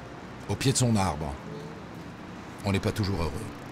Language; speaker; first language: French; native; French